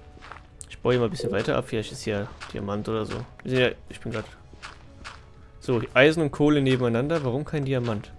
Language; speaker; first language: German; native; German